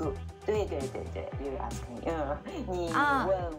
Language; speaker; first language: Chinese; non-native, fluent; Japanese